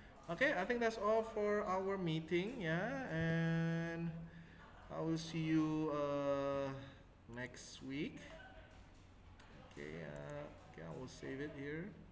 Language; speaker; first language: English; non-native, fluent; Indonesian